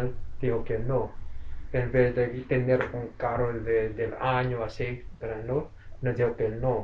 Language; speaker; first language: Spanish; non-native, fluent; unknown